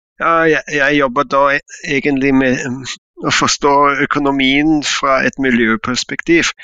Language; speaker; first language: Norwegian; non-native, fluent; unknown